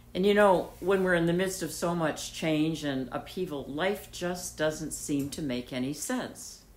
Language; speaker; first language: English; native; English